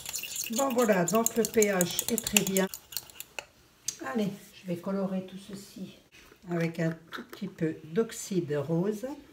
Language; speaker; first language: French; native; French